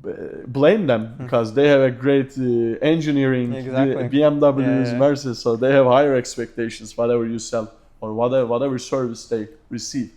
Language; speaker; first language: English; non-native, fluent; Turkish